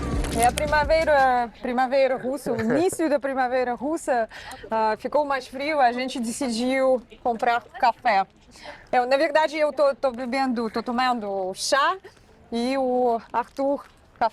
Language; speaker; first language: Portuguese; non-native, fluent; Russian